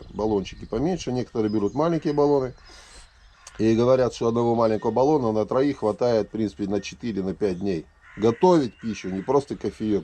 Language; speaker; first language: Russian; native; Russian